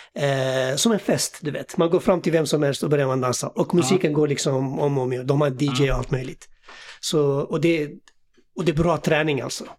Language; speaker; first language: Swedish; early bilingual, other home language; Assyrian Neo-Aramaic